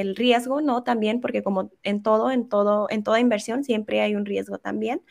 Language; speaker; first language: Spanish; early bilingual, heritage; Spanish